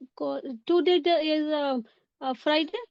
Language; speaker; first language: English; non-native, learner; Urdu